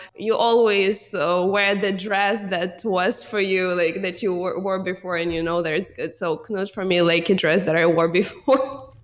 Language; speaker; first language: English; non-native, learner; Russian